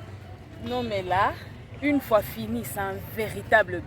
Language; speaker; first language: French; non-native, local second language; Swahili